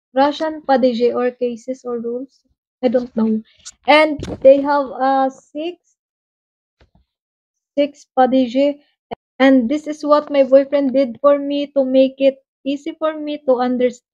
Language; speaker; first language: English; non-native, local second language; Waray